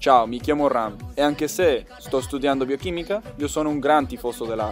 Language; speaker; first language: Italian; non-native, learner; Spanish